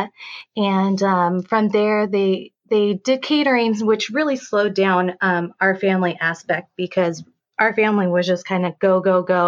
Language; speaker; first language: English; native; English